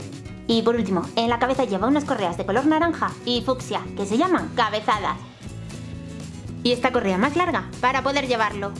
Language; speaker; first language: Spanish; native; Spanish